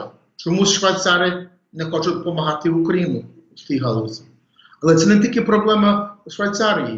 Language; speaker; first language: Ukrainian; early bilingual, heritage; English